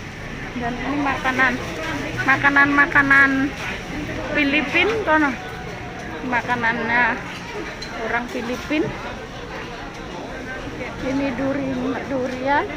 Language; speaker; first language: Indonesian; non-native, local second language; Javanese